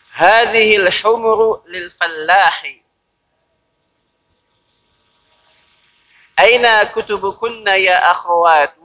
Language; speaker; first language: Arabic; non-native, fluent; Indonesian